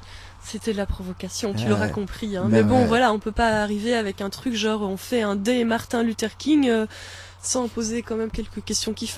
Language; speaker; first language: French; native; French